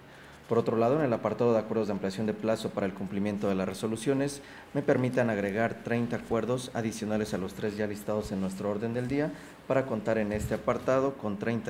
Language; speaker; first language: Spanish; native; Spanish